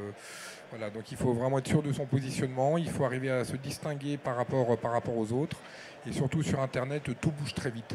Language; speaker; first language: French; native; French